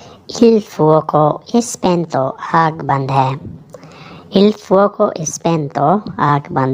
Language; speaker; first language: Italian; non-native, learner; Urdu